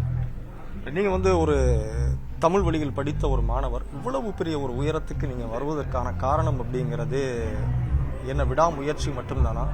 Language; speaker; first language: Tamil; native; Tamil